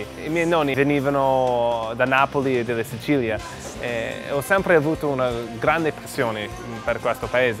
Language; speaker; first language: Italian; non-native, learner; English